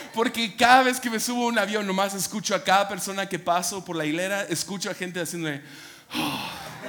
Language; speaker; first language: Spanish; non-native, fluent; English